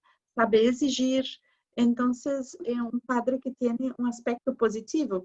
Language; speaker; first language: Spanish; non-native, learner; Portuguese